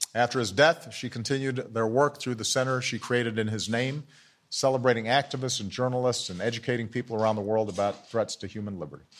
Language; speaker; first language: English; native; English